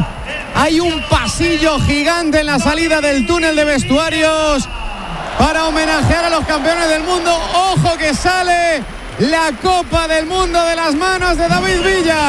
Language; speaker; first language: Spanish; native; Spanish